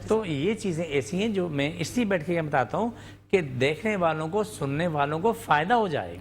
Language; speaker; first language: Urdu; non-native, local second language; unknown